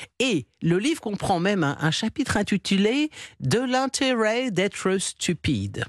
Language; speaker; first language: French; native; French